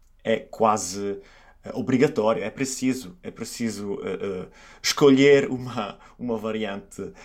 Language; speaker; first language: Portuguese; non-native, fluent; Italian